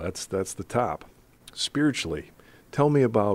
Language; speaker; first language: English; native; English